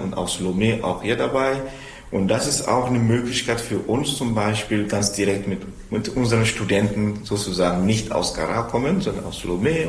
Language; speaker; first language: German; non-native, fluent; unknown